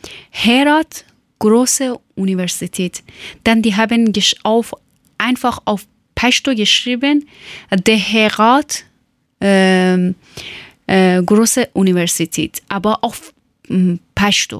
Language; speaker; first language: German; non-native, learner; Persian